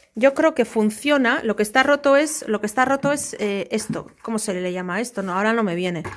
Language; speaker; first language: Spanish; native; Spanish